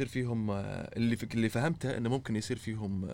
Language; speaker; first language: Arabic; native; Arabic